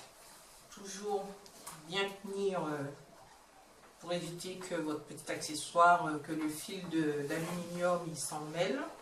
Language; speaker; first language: French; native; French